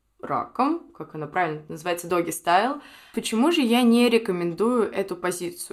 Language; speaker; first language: Russian; native; Russian